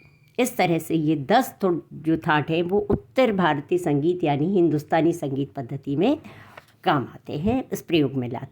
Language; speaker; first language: Hindi; native; Hindi